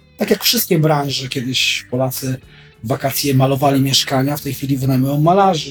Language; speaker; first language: Polish; native; Polish